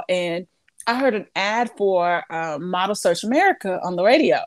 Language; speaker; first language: English; native; English